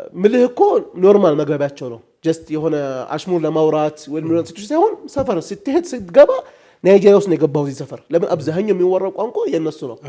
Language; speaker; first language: Amharic; early bilingual, heritage; Arabic